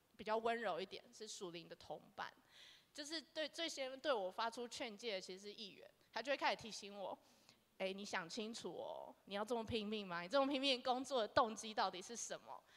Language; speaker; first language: Chinese; native; Chinese